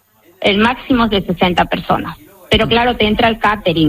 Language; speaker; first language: Spanish; native; Spanish